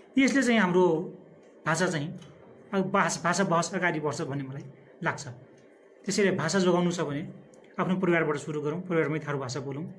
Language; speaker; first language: Nepali; non-native, local second language; Dangaura Tharu